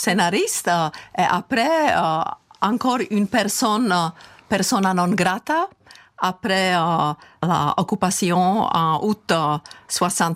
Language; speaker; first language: French; non-native, fluent; Czech